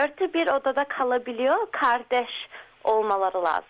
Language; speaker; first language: Turkish; early bilingual, heritage; Turkish